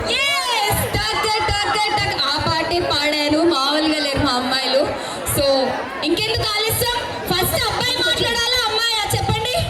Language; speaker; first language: Telugu; non-native, fluent; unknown